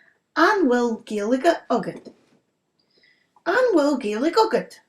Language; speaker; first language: Irish; non-native, local second language; English